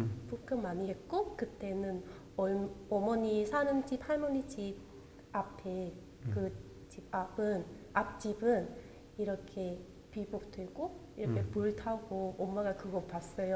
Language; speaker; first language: Korean; non-native, local second language; Vietnamese